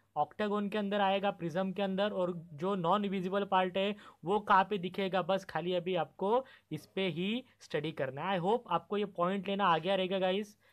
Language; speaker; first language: Hindi; non-native, local second language; Marathi